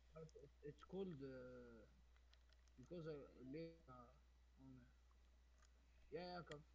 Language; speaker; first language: English; non-native, learner; Arabic